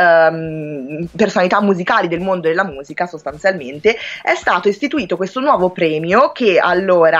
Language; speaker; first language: Italian; native; Italian